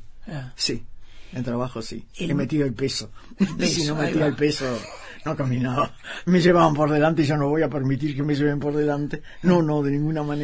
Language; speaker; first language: Spanish; native; Spanish